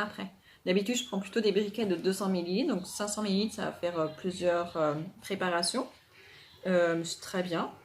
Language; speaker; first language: French; native; French